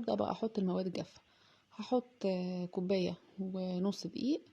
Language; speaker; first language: Arabic; native; Arabic